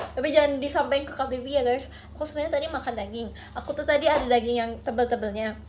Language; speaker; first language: Indonesian; native; Indonesian